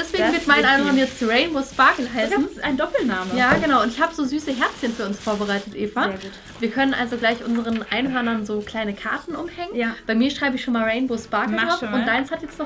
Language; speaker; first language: German; native; German